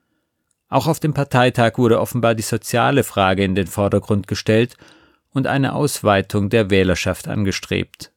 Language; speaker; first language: German; native; German